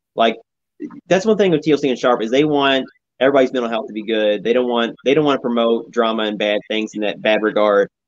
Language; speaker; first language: English; native; English